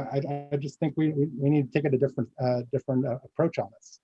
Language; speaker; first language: English; early bilingual, other home language; Filipino